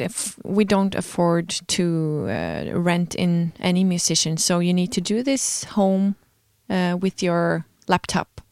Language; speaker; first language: English; non-native, fluent; Norwegian